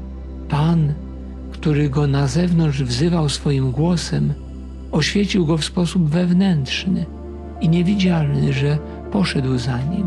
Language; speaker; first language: Polish; native; Polish